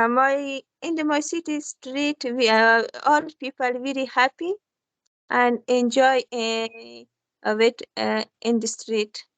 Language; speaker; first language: English; non-native, learner; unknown